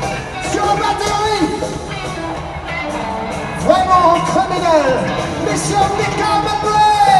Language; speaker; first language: French; non-native, learner; English